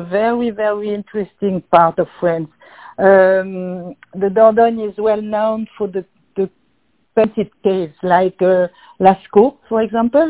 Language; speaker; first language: English; non-native, fluent; French